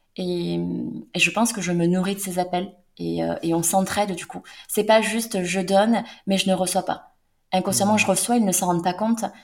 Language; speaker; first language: French; native; French